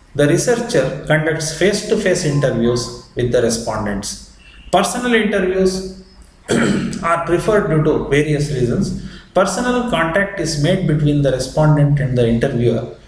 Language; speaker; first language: English; non-native, local second language; Kannada